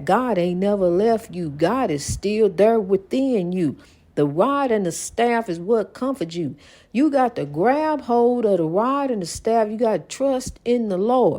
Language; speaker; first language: English; native; English